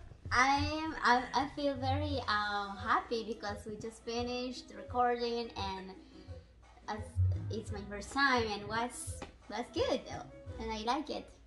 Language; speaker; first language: English; non-native, learner; Spanish